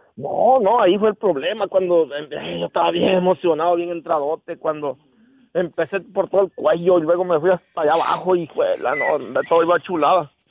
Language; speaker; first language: Spanish; native; Spanish